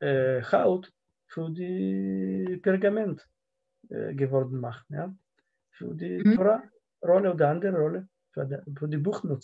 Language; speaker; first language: German; non-native, fluent; Russian